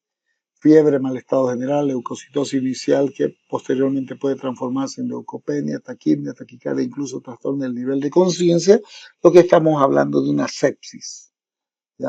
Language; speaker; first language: Spanish; native; Spanish